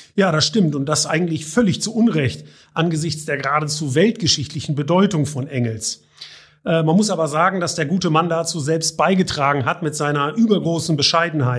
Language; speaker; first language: German; native; German